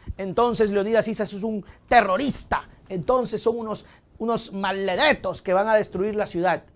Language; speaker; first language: Spanish; native; Spanish